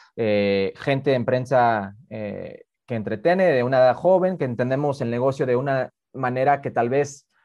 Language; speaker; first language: Spanish; early bilingual, heritage; Spanish